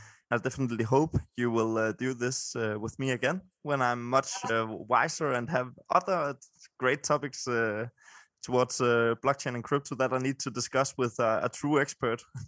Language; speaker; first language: English; non-native, fluent; Danish